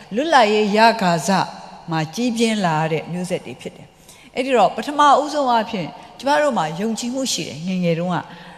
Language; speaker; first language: Burmese; native; Burmese